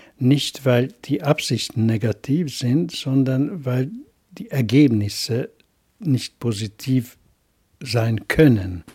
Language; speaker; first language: German; non-native, fluent; Hungarian